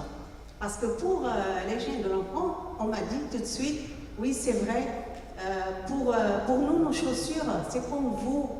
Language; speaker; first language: French; non-native, local second language; Arabic